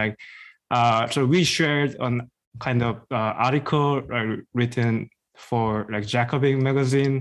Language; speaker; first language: English; non-native, fluent; Korean